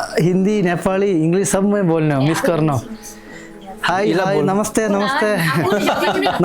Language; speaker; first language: Hindi; non-native, local second language; Malayalam